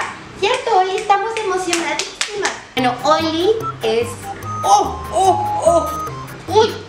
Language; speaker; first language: Spanish; native; Spanish